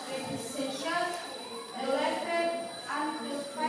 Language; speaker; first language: English; non-native, learner; Indonesian